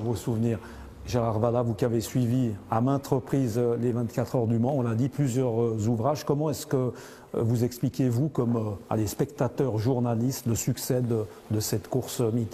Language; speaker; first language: French; native; French